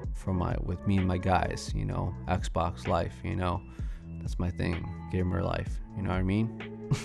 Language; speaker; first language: English; early bilingual, other home language; Spanish